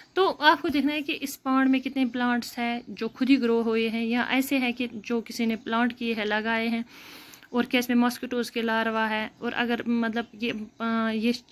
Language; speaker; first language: Urdu; non-native, local second language; Kashmiri